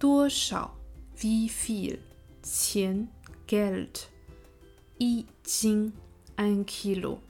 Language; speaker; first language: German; non-native, fluent; Chinese